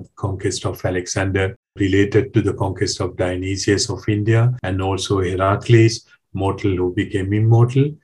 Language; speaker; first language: English; non-native, local second language; Sinhala